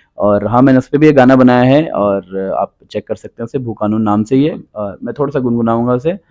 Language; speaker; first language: Hindi; native; Hindi